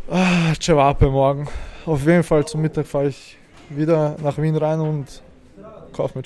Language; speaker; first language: German; early bilingual, other home language; Serbian